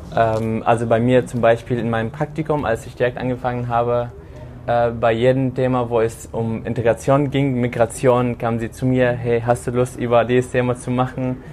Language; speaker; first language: German; early bilingual, other home language; Arabic